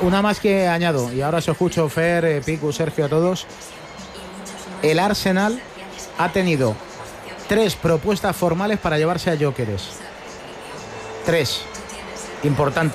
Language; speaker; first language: Spanish; native; Spanish